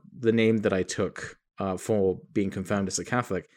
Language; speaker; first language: English; native; English